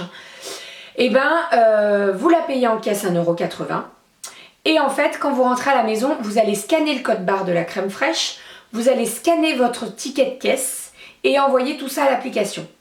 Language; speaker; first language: French; native; French